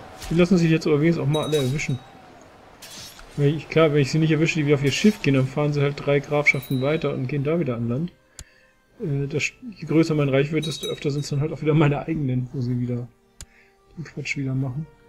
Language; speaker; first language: German; native; German